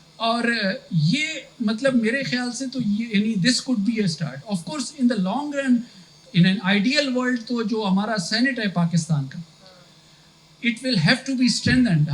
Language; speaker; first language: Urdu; non-native, local second language; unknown